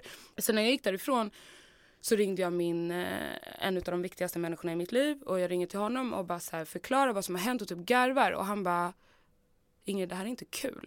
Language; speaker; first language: Swedish; native; Swedish